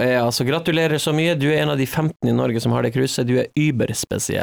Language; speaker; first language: Norwegian; native; Norwegian